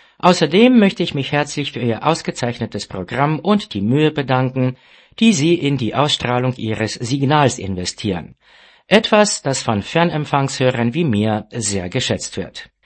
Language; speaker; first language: German; non-native, fluent; Romanian